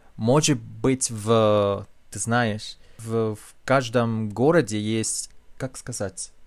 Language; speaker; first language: Russian; non-native, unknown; Spanish